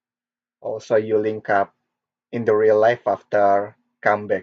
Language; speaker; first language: English; non-native, learner; Korean